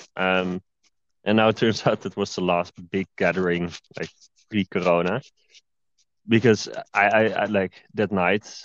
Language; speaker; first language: English; non-native, fluent; Dutch